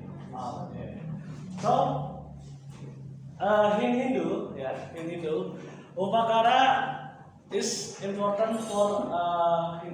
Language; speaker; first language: English; non-native, learner; Indonesian